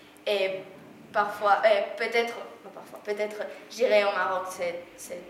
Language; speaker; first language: French; non-native, learner; Spanish